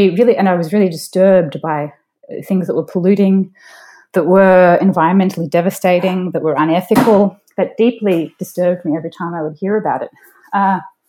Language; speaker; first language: English; native; English